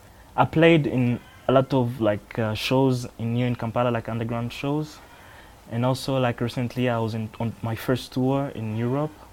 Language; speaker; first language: English; non-native, learner; French